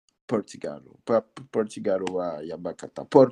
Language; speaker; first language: Japanese; non-native, learner; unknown